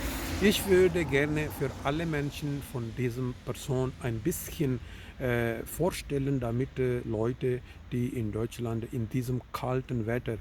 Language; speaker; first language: German; non-native, learner; Urdu